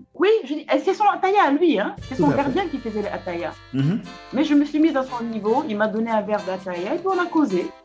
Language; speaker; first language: French; non-native, local second language; Wolof